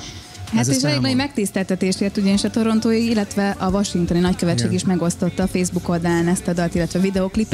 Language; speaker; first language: Hungarian; native; Hungarian